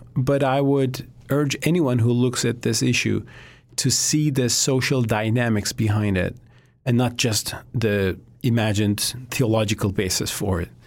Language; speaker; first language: English; non-native, fluent; Turkish